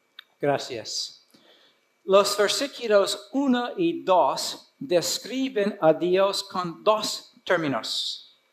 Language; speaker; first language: Spanish; non-native, fluent; English